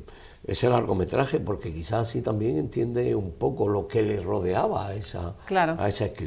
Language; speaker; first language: Spanish; native; Spanish